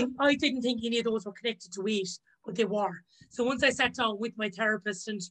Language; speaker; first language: English; native; English